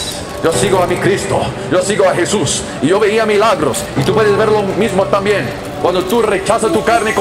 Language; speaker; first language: Spanish; non-native, learner; English